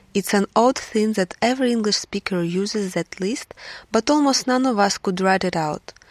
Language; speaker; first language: English; non-native, fluent; Russian